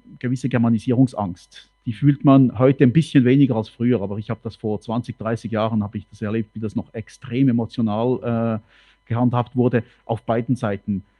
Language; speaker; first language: German; non-native, local second language; French